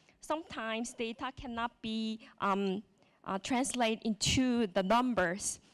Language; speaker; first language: English; non-native, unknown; Korean